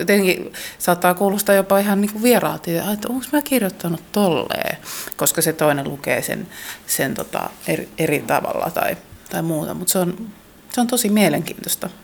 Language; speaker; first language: Finnish; native; Finnish